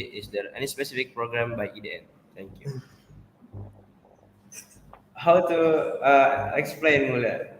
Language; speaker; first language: English; non-native, learner; Indonesian